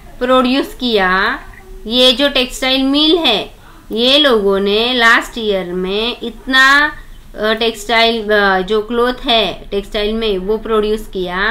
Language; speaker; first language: Hindi; non-native, local second language; Marathi